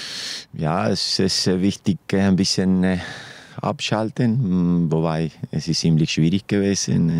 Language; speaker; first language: German; non-native, fluent; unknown